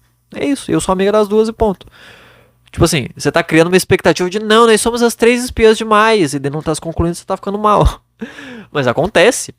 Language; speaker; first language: Portuguese; native; Portuguese